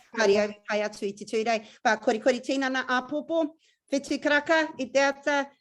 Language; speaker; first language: Māori; non-native, local second language; English